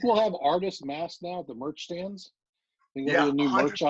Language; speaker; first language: English; native; English